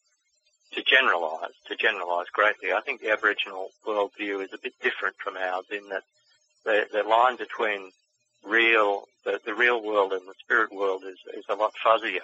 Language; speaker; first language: English; native; English